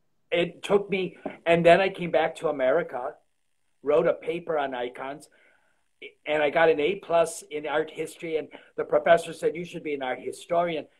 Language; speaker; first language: English; early bilingual, other home language; Polish